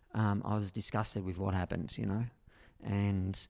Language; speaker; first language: English; native; English